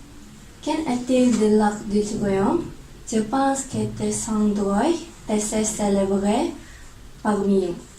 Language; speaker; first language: French; non-native, learner; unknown